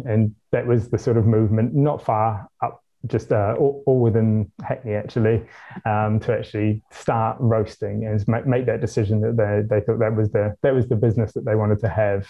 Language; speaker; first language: English; native; English